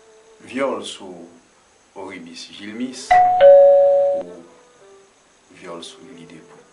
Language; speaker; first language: French; non-native, local second language; Haitian Creole